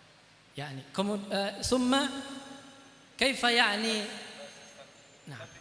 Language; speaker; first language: Arabic; non-native, fluent; Indonesian